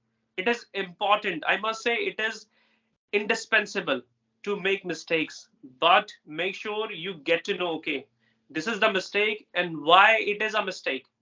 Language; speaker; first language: English; non-native, local second language; Hindi